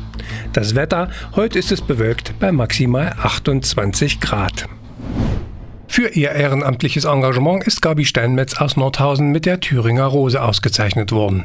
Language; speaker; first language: German; native; German